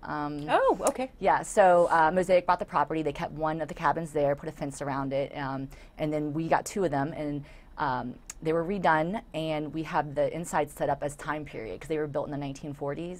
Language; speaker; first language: English; native; English